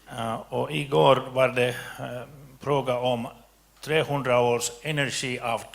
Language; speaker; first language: Swedish; non-native, local second language; Finnish